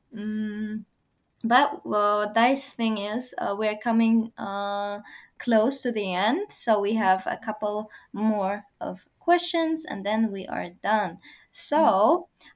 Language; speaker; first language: English; non-native, fluent; Uzbek